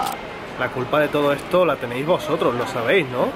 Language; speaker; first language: Spanish; native; Spanish